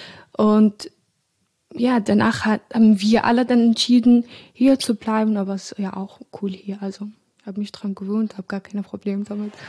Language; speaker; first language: German; non-native, fluent; Arabic